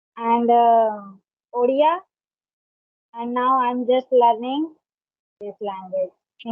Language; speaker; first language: English; non-native, learner; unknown